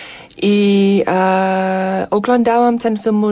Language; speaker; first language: Polish; non-native, fluent; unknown